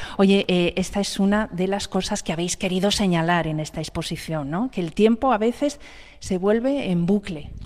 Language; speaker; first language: Spanish; native; Spanish